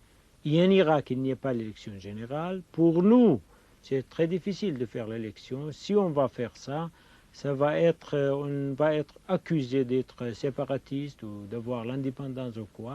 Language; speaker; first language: French; non-native, fluent; Kurdish